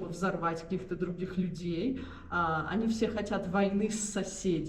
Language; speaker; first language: Russian; native; Russian